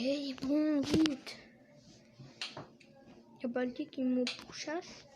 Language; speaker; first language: French; native; French